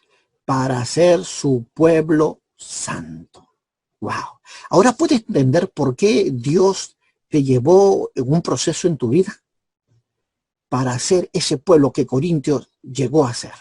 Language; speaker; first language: Spanish; native; Spanish